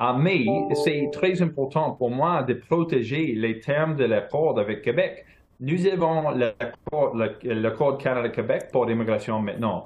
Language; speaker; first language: French; non-native, local second language; English